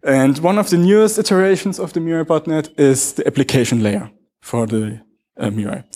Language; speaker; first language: English; non-native, fluent; German